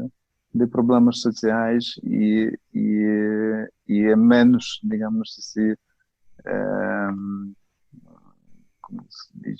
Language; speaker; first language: Portuguese; non-native, fluent; Ukrainian